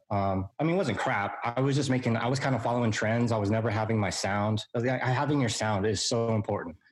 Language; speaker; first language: English; native; English